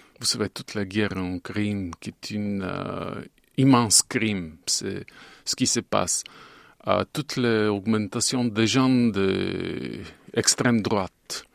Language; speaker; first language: French; non-native, fluent; Bulgarian